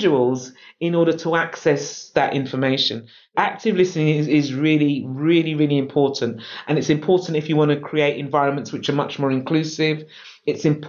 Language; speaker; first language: English; native; English